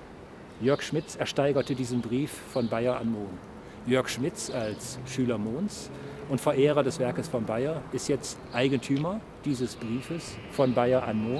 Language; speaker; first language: German; native; German